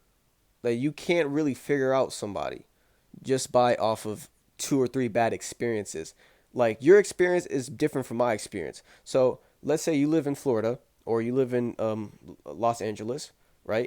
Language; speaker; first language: English; native; English